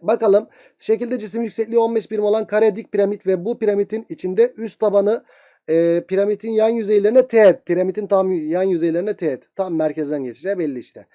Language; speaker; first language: Turkish; native; Turkish